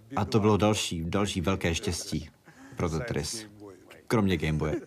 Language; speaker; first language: Czech; non-native, fluent; Russian